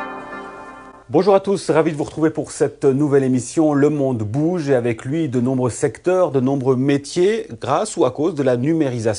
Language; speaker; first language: French; native; French